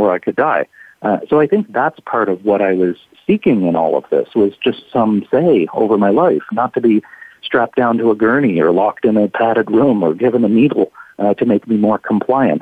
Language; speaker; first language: English; native; English